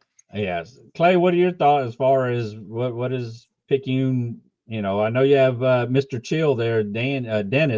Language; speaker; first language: English; native; English